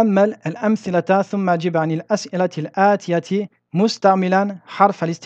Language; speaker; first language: Arabic; non-native, fluent; French